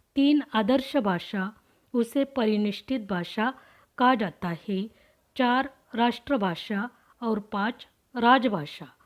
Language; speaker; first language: Hindi; non-native, local second language; Marathi